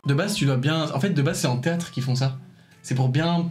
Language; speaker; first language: French; native; French